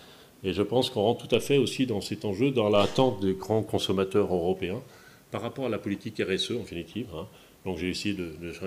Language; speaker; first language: French; native; French